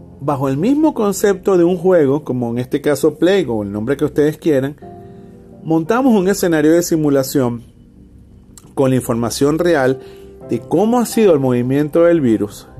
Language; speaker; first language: Spanish; native; Spanish